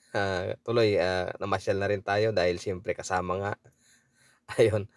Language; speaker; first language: Filipino; native; Filipino